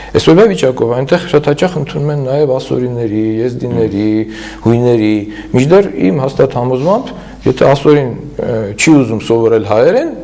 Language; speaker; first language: Armenian; native; Armenian